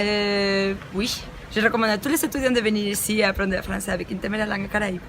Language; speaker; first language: French; non-native, learner; Spanish